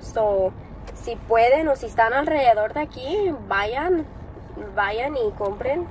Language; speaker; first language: Spanish; early bilingual, heritage; Spanish